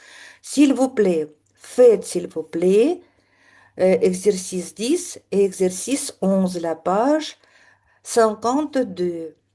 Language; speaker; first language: French; non-native, fluent; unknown